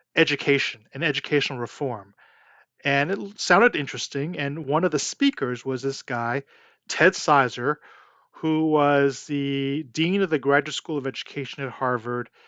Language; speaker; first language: English; early bilingual, other home language; Chinese